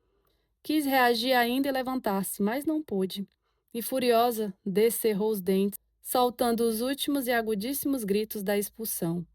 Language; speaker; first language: Portuguese; native; Portuguese